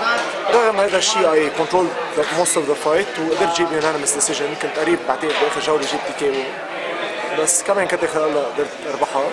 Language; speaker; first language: Arabic; early bilingual, heritage; Arabic